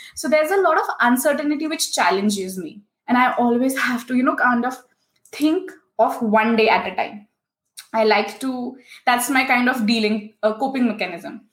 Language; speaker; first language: English; non-native, local second language; Hindi